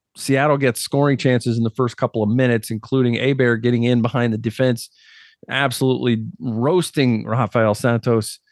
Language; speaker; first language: English; native; English